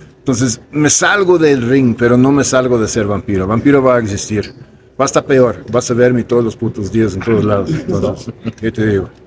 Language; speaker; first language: Spanish; non-native, fluent; English